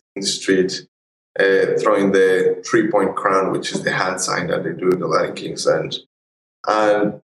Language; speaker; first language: English; non-native, fluent; Spanish